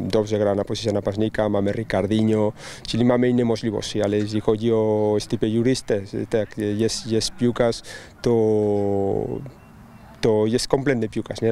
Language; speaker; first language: Polish; non-native, learner; Spanish